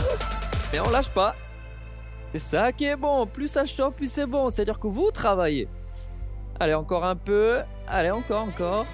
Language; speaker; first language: French; native; French